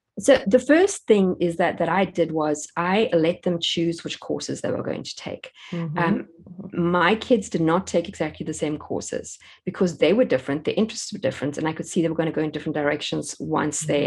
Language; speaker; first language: English; native; English